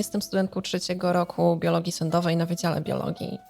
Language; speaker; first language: Polish; native; Polish